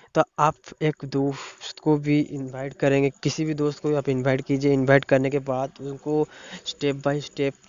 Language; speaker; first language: Hindi; non-native, local second language; Odia